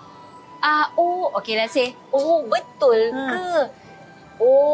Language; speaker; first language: Japanese; non-native, learner; Malay